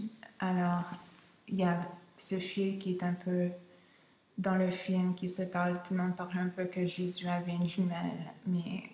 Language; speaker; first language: French; non-native, local second language; English